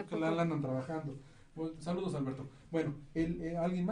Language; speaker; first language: Spanish; native; Spanish